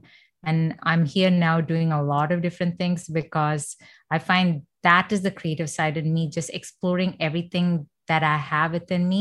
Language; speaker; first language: English; non-native, fluent; Malayalam